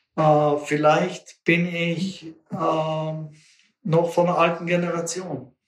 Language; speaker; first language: German; native; German